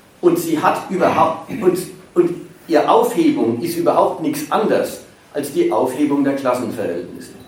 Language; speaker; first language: German; native; German